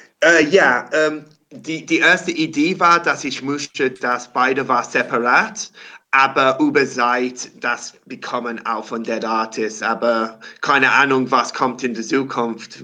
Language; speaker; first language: German; non-native, learner; English